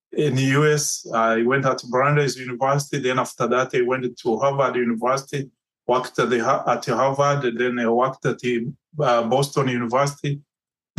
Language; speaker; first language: English; non-native, local second language; Kinyarwanda